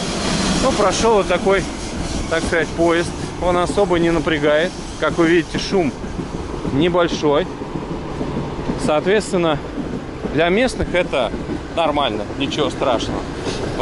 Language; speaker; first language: Russian; native; Russian